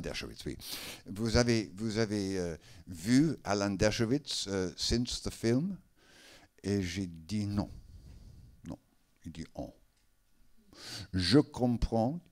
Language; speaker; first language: French; non-native, learner; English